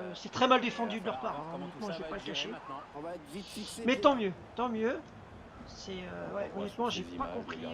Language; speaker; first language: French; native; French